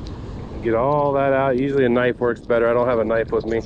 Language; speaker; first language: English; native; English